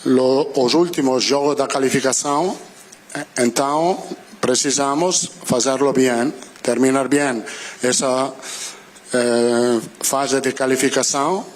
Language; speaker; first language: Spanish; non-native, fluent; Italian